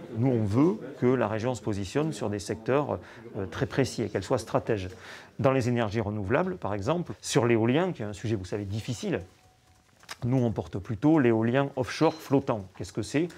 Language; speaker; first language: French; native; French